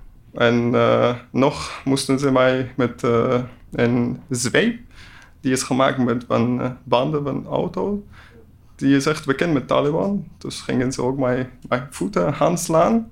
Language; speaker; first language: Dutch; non-native, learner; Persian